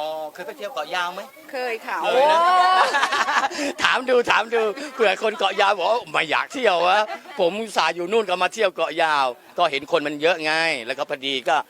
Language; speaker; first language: Thai; non-native, local second language; Malay